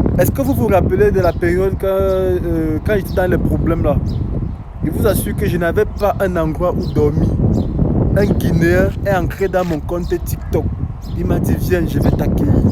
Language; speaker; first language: French; native; French